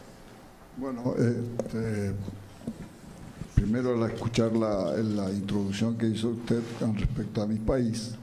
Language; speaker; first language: Spanish; native; Spanish